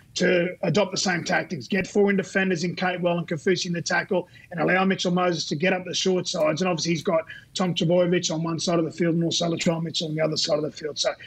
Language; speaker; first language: English; native; English